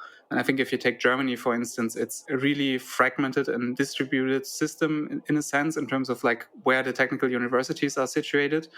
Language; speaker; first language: English; non-native, fluent; German